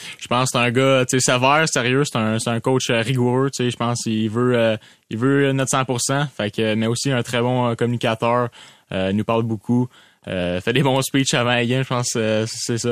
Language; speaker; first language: French; native; French